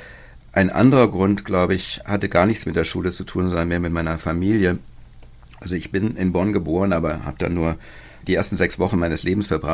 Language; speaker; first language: German; native; German